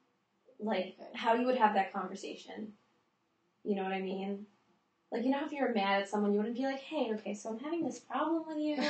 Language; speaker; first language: English; native; English